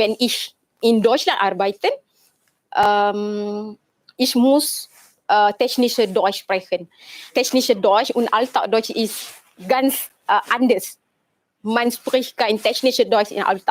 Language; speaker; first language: German; non-native, learner; Malay